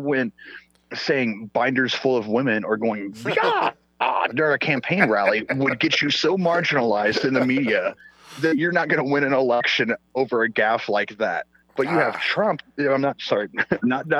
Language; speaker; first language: English; non-native, fluent; Swedish